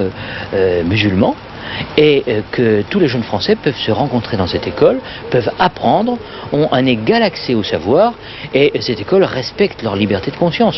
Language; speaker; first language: French; native; French